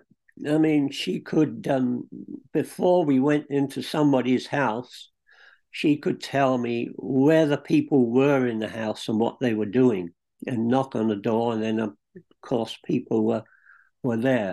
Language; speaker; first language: English; native; English